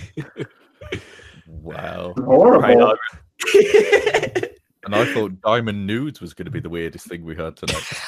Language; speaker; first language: English; native; English